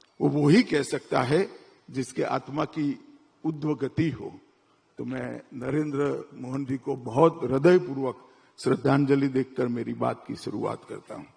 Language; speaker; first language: Hindi; non-native, local second language; Gujarati